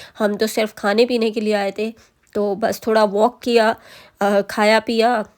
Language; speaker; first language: Urdu; native; Urdu